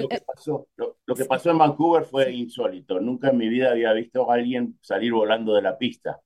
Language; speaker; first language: Spanish; native; Spanish